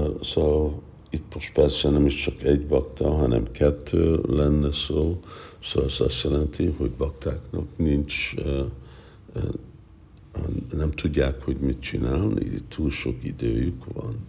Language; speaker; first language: Hungarian; early bilingual, heritage; Hungarian